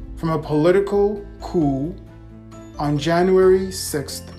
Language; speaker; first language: English; native; English